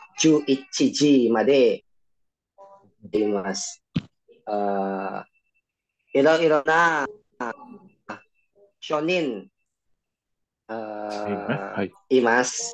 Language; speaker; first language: Japanese; non-native, learner; Indonesian